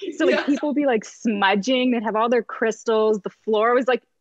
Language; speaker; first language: English; native; English